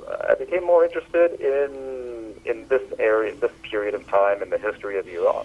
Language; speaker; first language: English; early bilingual, other home language; Persian